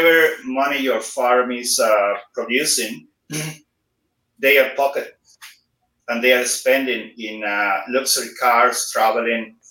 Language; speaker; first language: English; non-native, fluent; Spanish